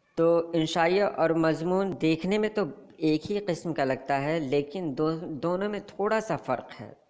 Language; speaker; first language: Urdu; native; Urdu